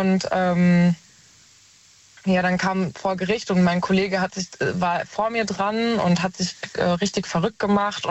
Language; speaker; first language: German; native; German